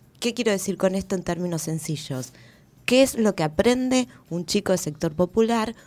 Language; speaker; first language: Spanish; native; Spanish